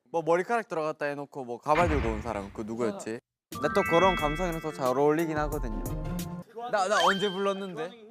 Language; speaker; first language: Korean; native; Korean